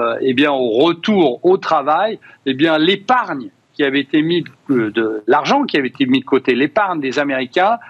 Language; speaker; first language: French; native; French